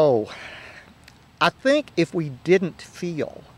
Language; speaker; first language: English; native; English